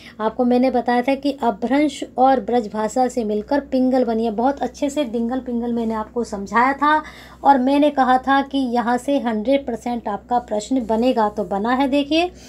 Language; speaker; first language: Hindi; native; Hindi